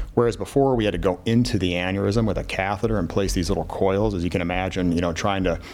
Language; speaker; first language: English; native; English